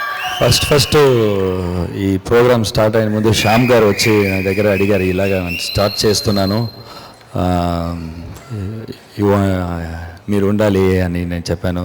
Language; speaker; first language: Telugu; non-native, fluent; Tamil